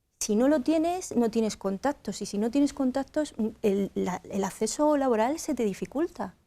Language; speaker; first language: Spanish; native; Spanish